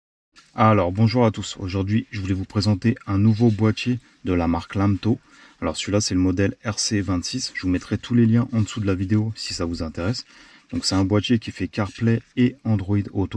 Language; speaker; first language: French; native; French